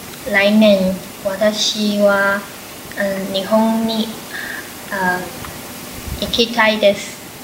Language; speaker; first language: Japanese; non-native, learner; Chinese